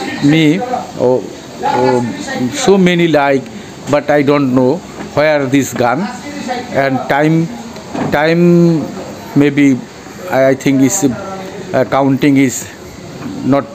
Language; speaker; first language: English; non-native, learner; Bangla